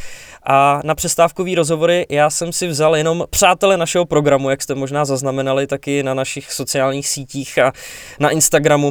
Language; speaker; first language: Czech; native; Czech